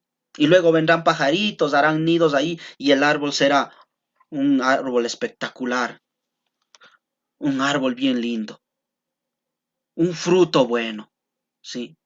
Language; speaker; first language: Spanish; native; Spanish